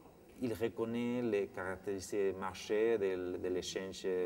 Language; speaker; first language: French; non-native, fluent; Spanish